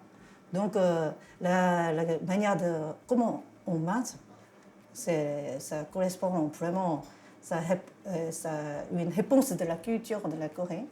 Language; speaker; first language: French; non-native, fluent; Korean